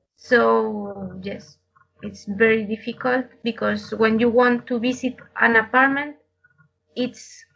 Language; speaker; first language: English; non-native, learner; Spanish